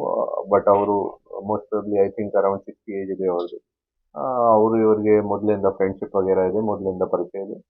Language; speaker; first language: Kannada; non-native, fluent; Hindi